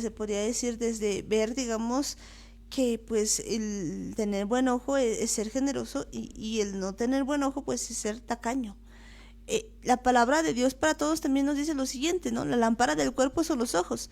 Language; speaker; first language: Spanish; native; Spanish